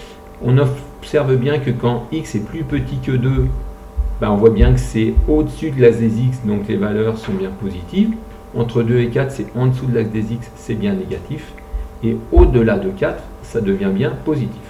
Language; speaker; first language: French; native; French